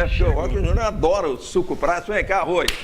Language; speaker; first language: Portuguese; native; Portuguese